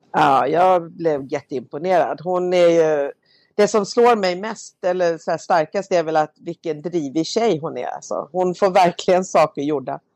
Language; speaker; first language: Swedish; native; Swedish